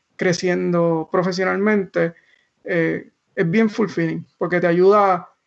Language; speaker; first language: Spanish; native; Spanish